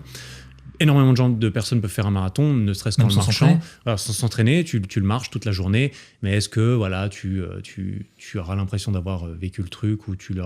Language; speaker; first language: French; native; French